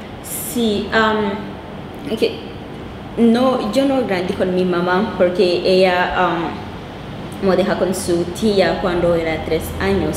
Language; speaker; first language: Spanish; non-native, local second language; Kinyarwanda